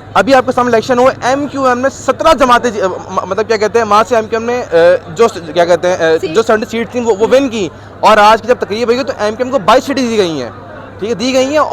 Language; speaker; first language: Urdu; non-native, local second language; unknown